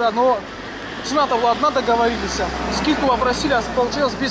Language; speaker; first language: Russian; native; Russian